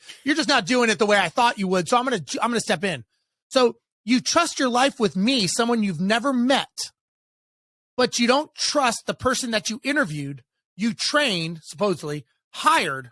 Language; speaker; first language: English; native; English